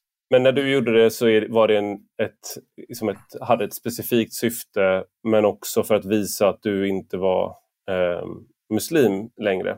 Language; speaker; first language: Swedish; native; Swedish